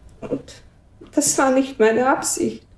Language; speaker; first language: German; non-native, fluent; Bosnian